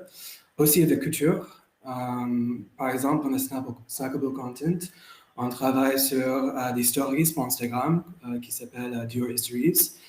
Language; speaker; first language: French; non-native, fluent; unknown